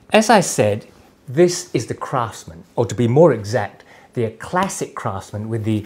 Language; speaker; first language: English; native; English